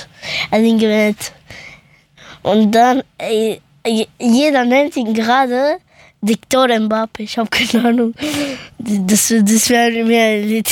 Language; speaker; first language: German; early bilingual, other home language; Persian